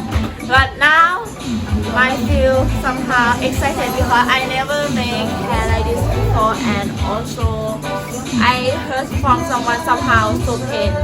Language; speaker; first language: English; non-native, learner; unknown